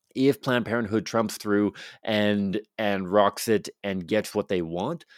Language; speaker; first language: English; native; English